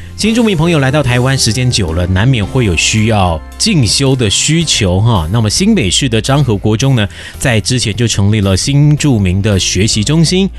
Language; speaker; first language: Chinese; native; Chinese